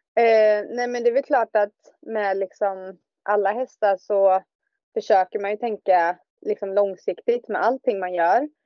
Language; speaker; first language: Swedish; native; Swedish